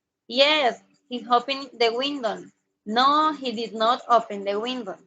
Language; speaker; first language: English; non-native, learner; Spanish